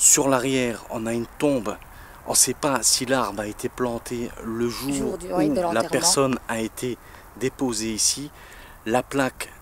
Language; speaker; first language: French; native; French